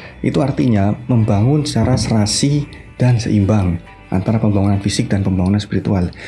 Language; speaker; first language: Indonesian; non-native, local second language; Madurese